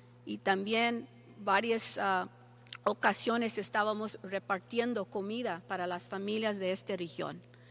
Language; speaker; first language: Spanish; early bilingual, heritage; Spanish